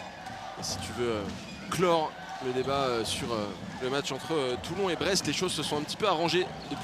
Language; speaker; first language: French; native; French